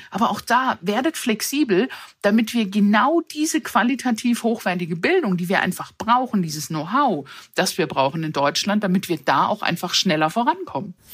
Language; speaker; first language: German; early bilingual, other home language; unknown